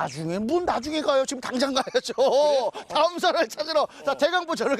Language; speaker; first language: Korean; native; Korean